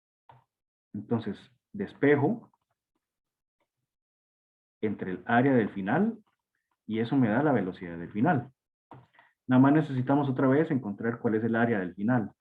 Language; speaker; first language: Spanish; native; Spanish